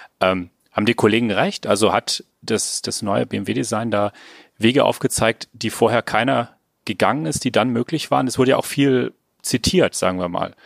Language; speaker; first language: German; native; German